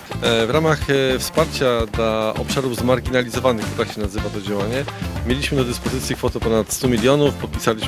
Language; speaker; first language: Polish; native; Polish